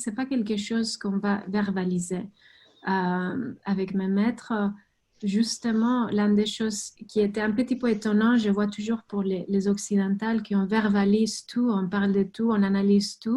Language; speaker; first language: French; non-native, fluent; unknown